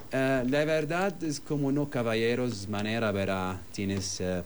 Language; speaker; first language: Spanish; non-native, learner; Arabic